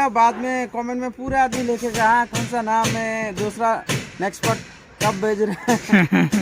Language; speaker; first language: Hindi; non-native, learner; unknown